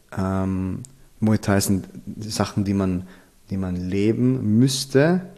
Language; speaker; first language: German; early bilingual, other home language; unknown